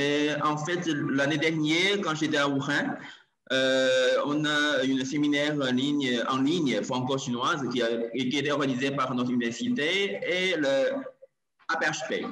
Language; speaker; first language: French; non-native, learner; Chinese